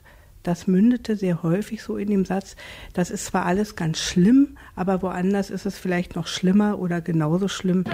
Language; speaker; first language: German; native; German